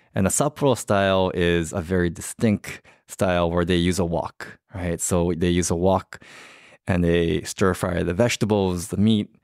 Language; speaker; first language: English; native; English